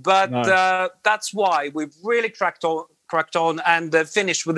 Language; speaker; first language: English; non-native, fluent; Latvian